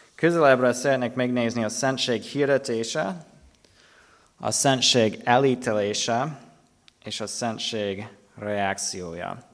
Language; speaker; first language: Hungarian; non-native, fluent; English